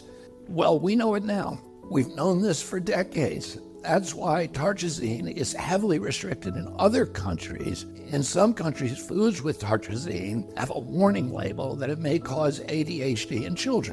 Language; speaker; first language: English; native; English